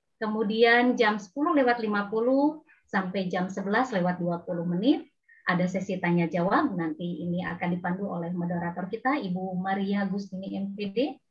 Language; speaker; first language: Indonesian; native; Indonesian